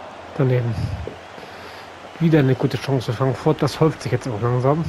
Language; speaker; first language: German; native; German